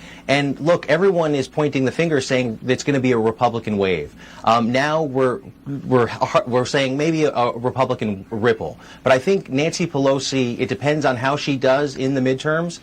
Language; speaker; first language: English; native; English